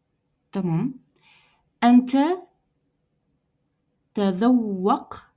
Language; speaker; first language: Arabic; non-native, fluent; Russian